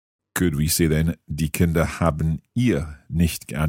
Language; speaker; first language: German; non-native, learner; English